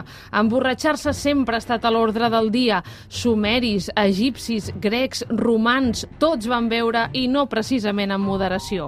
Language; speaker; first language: Catalan; native; Catalan